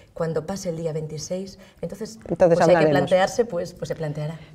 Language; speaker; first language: Spanish; native; Spanish